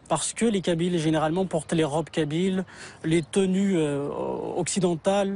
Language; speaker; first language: French; non-native, local second language; Kabyle